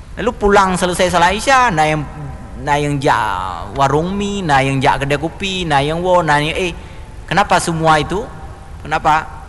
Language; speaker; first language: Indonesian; non-native, local second language; Achinese